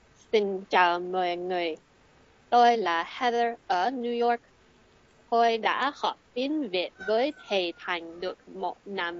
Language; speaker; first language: Vietnamese; non-native, learner; English